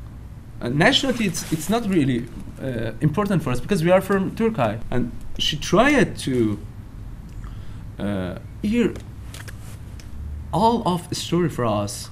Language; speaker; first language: English; non-native, learner; Turkish